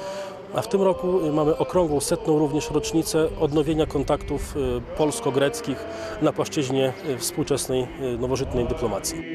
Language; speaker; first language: Polish; native; Polish